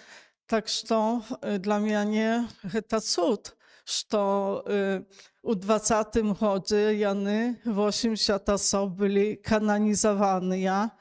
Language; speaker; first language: Polish; non-native, local second language; Belarusian